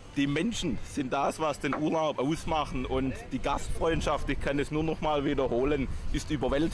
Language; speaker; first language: German; native; German